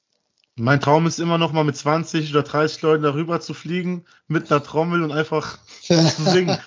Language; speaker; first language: German; native; German